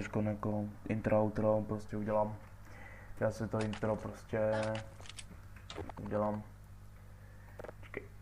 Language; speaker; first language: Czech; native; Czech